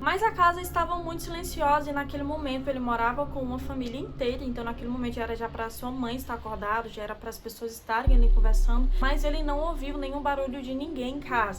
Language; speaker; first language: Portuguese; native; Portuguese